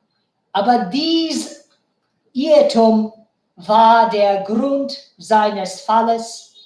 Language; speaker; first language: German; non-native, fluent; Bangla